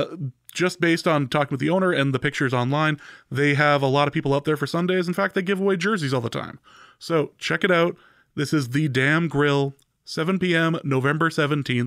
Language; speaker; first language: English; native; English